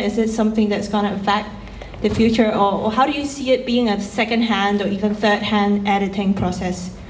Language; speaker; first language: English; non-native, local second language; Cantonese